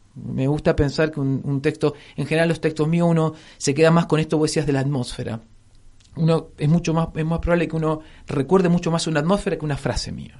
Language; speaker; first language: Spanish; native; Spanish